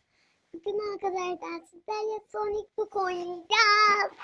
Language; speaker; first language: Turkish; native; Turkish